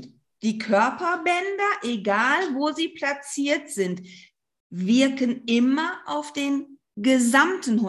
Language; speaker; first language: German; native; German